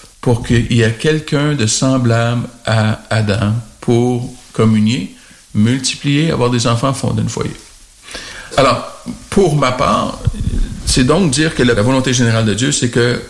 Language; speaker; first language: French; native; French